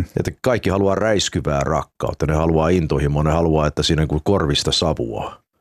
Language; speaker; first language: Finnish; non-native, fluent; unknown